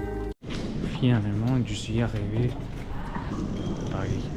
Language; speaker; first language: French; non-native, learner; Korean